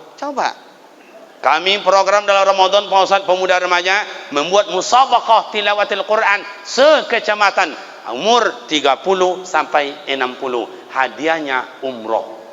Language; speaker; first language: Malay; non-native, local second language; Minangkabau